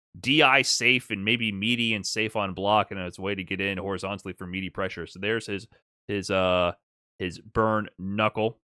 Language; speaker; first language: English; native; English